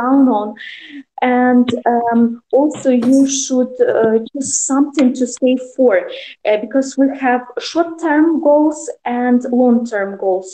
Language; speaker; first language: English; non-native, learner; Russian